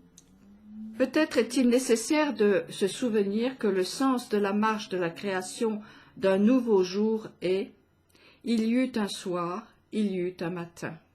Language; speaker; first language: French; native; French